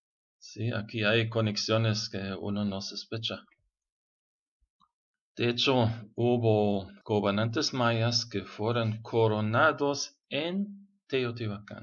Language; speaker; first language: Spanish; non-native, fluent; German